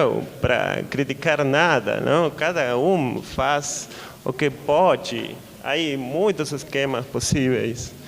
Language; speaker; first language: Portuguese; non-native, learner; Spanish